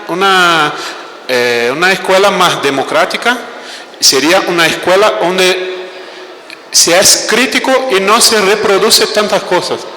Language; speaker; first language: Spanish; non-native, fluent; Portuguese